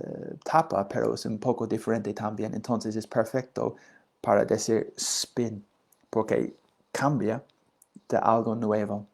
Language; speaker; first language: Spanish; non-native, learner; English